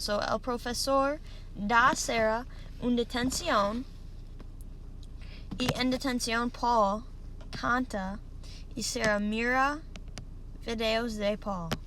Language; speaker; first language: Spanish; non-native, learner; English